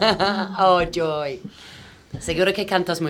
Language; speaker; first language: Spanish; non-native, fluent; English